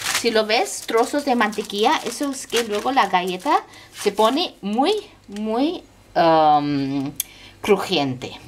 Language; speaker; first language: Spanish; non-native, fluent; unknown